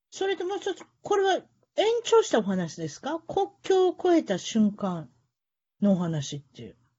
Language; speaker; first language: Japanese; native; Japanese